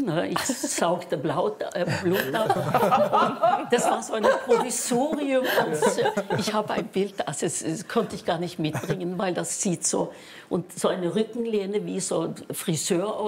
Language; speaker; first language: German; non-native, fluent; Norwegian